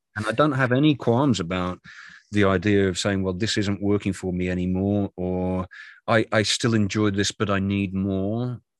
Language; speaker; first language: English; native; English